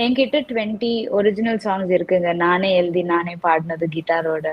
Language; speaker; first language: Tamil; non-native, local second language; Telugu